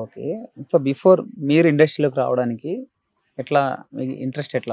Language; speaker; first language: Telugu; native; Telugu